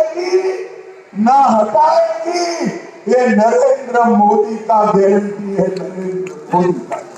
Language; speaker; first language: Hindi; non-native, local second language; Gujarati